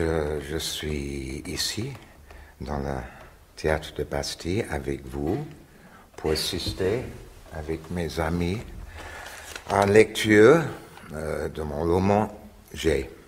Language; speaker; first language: French; non-native, fluent; English